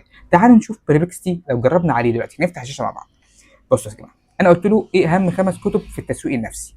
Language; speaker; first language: Arabic; native; Arabic